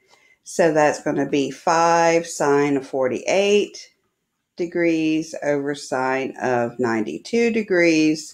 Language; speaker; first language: English; native; English